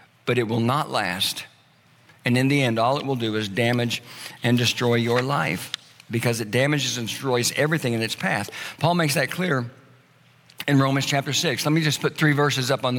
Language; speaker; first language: English; native; English